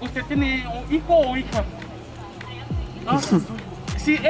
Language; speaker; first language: Spanish; non-native, learner; Haitian Creole